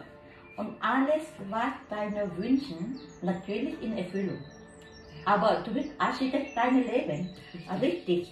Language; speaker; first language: German; non-native, learner; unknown